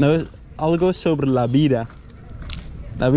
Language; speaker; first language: Spanish; non-native, learner; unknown